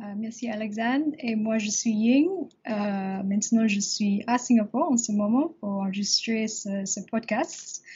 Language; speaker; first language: French; non-native, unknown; English